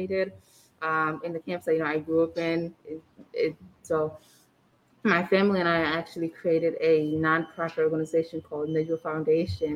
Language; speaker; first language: English; early bilingual, other home language; Arabic